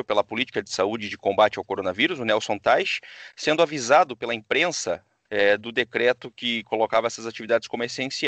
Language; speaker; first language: Portuguese; native; Portuguese